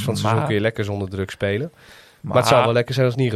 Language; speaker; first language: Dutch; native; Dutch